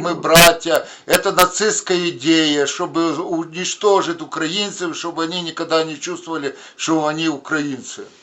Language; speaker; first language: Russian; non-native, local second language; Ukrainian